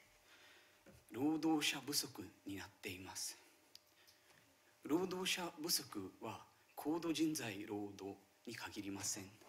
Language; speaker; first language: Japanese; non-native, fluent; Marathi